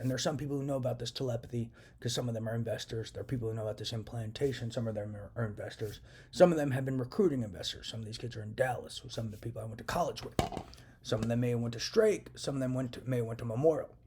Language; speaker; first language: English; native; English